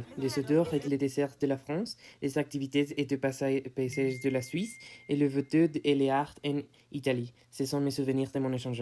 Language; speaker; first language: French; non-native, learner; Spanish